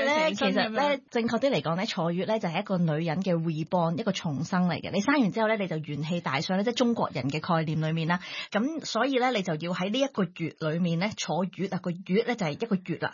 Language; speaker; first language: Cantonese; native; Cantonese